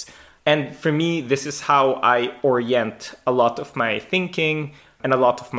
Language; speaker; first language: English; non-native, local second language; Hiligaynon